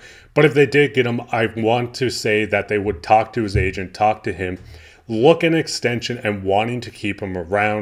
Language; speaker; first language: English; native; English